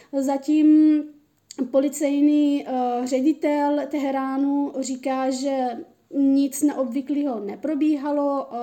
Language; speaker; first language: Czech; early bilingual, other home language; Persian